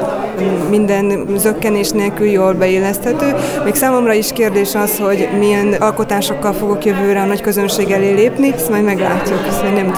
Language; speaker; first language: Hungarian; native; Hungarian